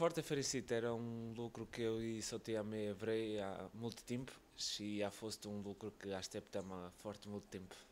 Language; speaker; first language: Romanian; non-native, learner; Portuguese